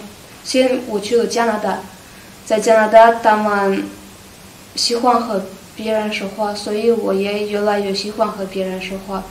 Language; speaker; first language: Chinese; non-native, fluent; Russian